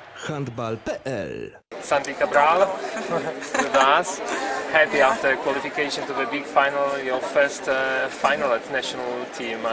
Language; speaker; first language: English; non-native, learner; Polish